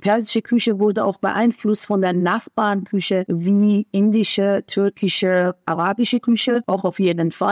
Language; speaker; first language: German; non-native, fluent; Persian